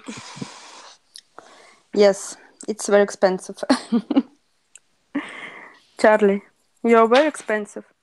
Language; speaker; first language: English; non-native, learner; Russian